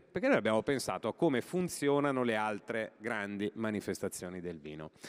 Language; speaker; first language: Italian; native; Italian